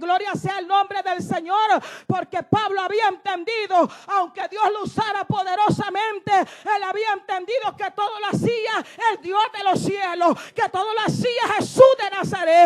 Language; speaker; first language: Spanish; native; Spanish